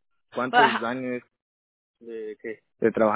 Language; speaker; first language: Spanish; early bilingual, heritage; Spanish